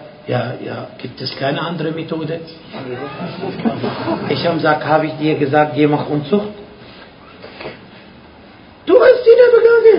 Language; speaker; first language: German; non-native, fluent; Arabic